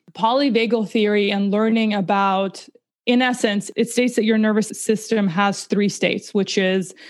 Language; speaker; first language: English; early bilingual, other home language; Russian